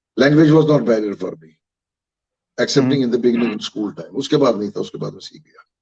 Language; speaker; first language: Hindi; non-native, local second language; Kashmiri